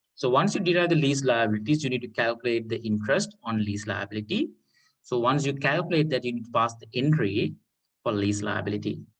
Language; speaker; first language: English; non-native, local second language; Sinhala